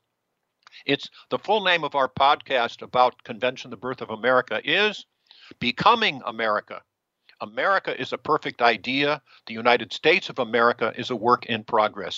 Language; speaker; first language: English; native; English